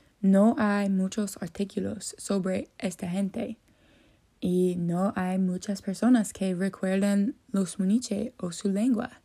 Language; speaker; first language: Spanish; non-native, learner; English